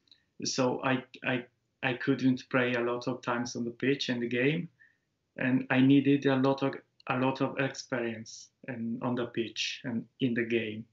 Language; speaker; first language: English; non-native, learner; Japanese